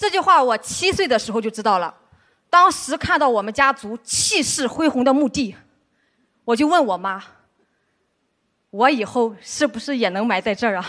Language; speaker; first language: Chinese; native; Chinese